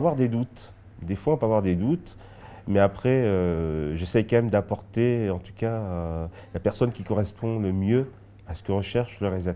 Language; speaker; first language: French; early bilingual, other home language; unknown